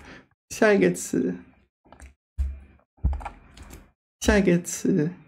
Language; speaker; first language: Chinese; non-native, fluent; English